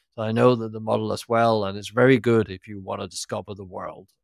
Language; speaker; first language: English; non-native, fluent; Danish